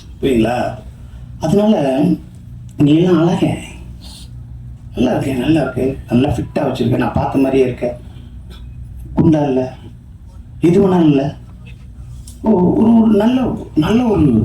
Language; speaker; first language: Tamil; native; Tamil